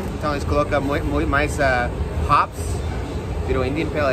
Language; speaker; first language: Portuguese; non-native, fluent; English